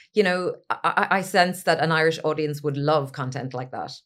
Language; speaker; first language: English; native; English